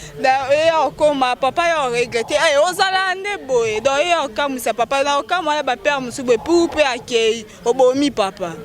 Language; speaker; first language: Lingala; non-native, local second language; Kituba (Democratic Republic of Congo)